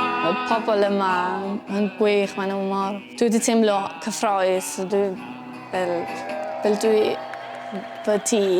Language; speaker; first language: Welsh; early bilingual, heritage; Spanish